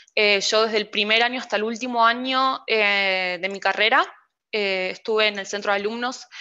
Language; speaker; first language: Spanish; native; Spanish